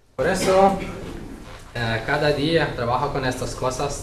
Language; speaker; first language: Spanish; non-native, learner; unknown